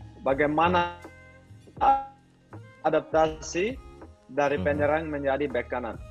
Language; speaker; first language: Indonesian; non-native, learner; Dutch